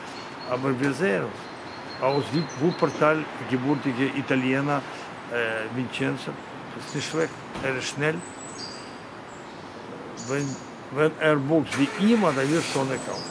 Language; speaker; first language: German; non-native, learner; Russian